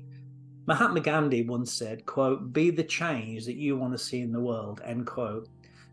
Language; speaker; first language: English; native; English